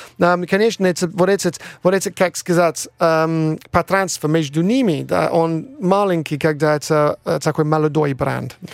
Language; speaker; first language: Russian; non-native, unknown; English